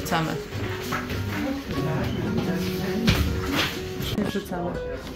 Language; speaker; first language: Polish; native; Polish